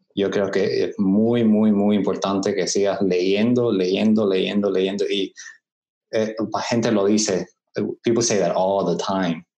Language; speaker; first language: Spanish; early bilingual, heritage; Spanish